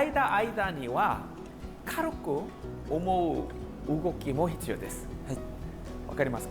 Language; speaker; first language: Japanese; non-native, learner; Korean